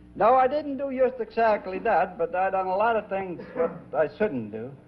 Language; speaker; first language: English; non-native, fluent; Dutch